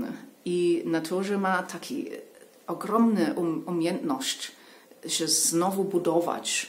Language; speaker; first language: Polish; non-native, learner; English